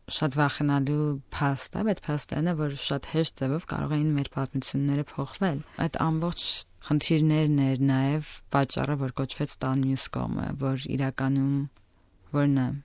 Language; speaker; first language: Armenian; native; Armenian